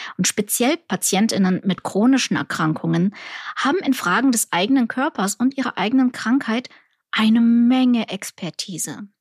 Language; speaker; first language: German; early bilingual, other home language; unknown